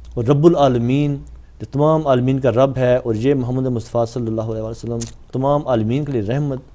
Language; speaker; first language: Urdu; non-native, local second language; Punjabi